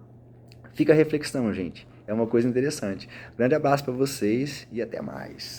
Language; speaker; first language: Portuguese; native; Portuguese